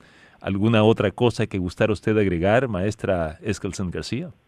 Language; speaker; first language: Spanish; native; Spanish